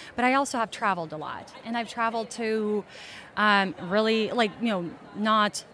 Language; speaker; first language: English; early bilingual, other home language; Russian